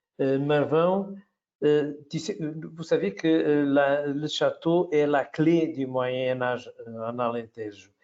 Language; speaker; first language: French; non-native, fluent; Portuguese